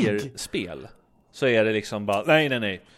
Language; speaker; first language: Swedish; native; Swedish